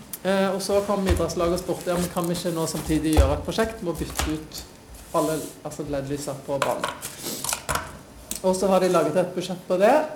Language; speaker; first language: Norwegian; native; Norwegian